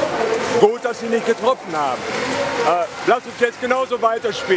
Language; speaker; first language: German; native; German